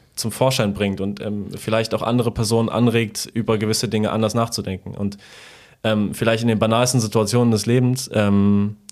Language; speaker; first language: German; early bilingual, other home language; Polish